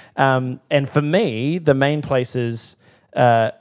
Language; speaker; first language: English; native; English